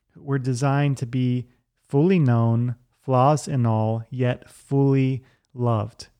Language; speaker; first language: English; native; English